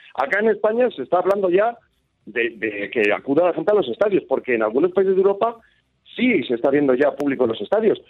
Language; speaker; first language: Spanish; native; Spanish